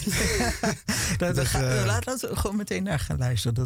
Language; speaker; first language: Dutch; native; Dutch